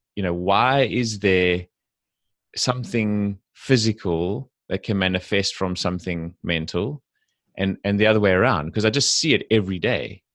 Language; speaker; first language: English; native; English